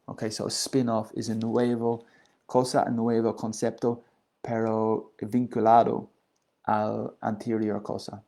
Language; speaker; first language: Spanish; non-native, learner; English